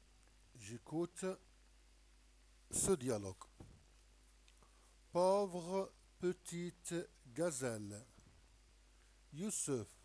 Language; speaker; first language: French; non-native, local second language; Arabic